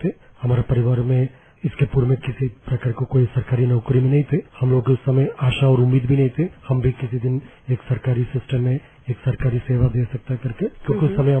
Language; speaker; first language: Hindi; non-native, local second language; Tamil